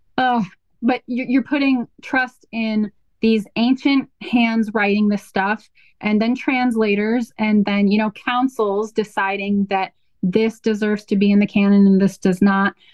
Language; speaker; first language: English; native; English